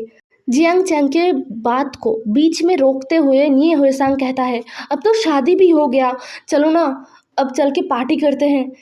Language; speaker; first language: Hindi; non-native, local second language; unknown